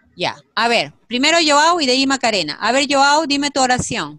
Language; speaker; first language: Spanish; native; Spanish